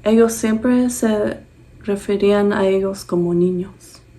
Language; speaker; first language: Spanish; early bilingual, heritage; Spanish